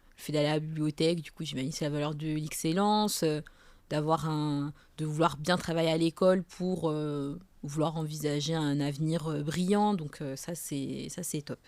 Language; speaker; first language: French; native; French